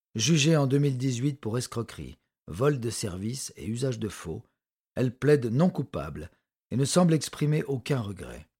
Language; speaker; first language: French; native; French